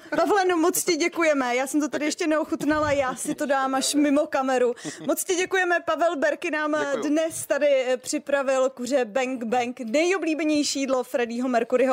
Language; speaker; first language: Czech; native; Czech